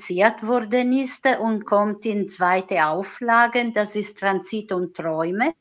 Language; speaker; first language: German; non-native, fluent; Italian